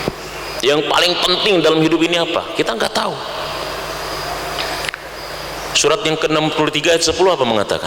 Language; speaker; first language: Indonesian; native; Indonesian